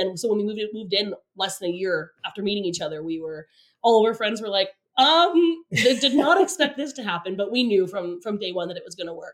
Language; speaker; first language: English; native; English